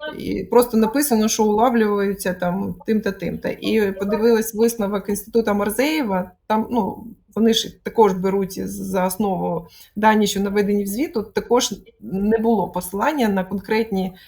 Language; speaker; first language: Ukrainian; non-native, local second language; Russian